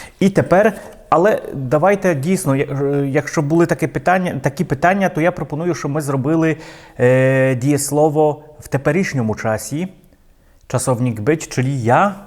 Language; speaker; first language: Polish; non-native, learner; Ukrainian